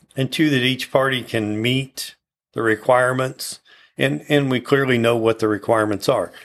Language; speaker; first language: English; native; English